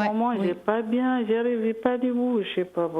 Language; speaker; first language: French; non-native, learner; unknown